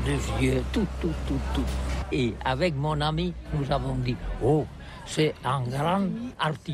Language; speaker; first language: French; non-native, learner; Catalan